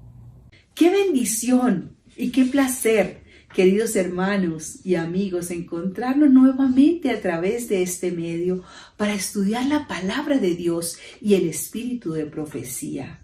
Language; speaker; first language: Spanish; native; Spanish